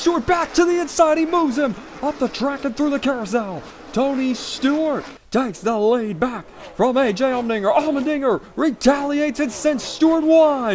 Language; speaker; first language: English; native; English